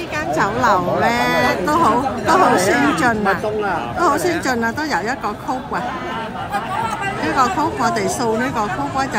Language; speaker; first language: Vietnamese; early bilingual, heritage; Cantonese